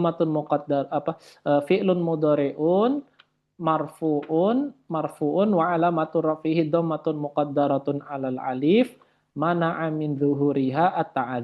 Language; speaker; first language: Arabic; non-native, fluent; Indonesian